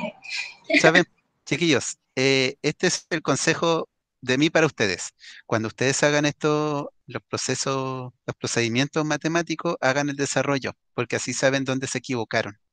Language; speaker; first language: Spanish; native; Spanish